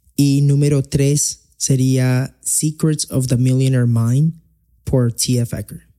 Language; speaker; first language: Spanish; early bilingual, heritage; Spanish